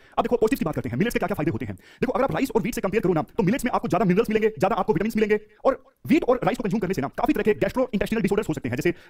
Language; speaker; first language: Hindi; native; Hindi